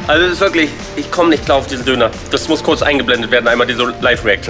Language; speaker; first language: German; native; German